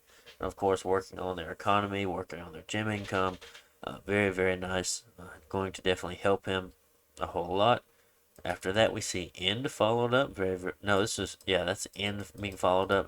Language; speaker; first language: English; native; English